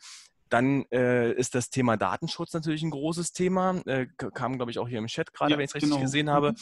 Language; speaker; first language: German; native; German